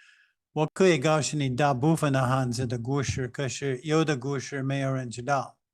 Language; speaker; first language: Chinese; non-native, fluent; English